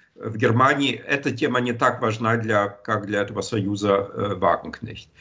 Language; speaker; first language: Russian; non-native, fluent; German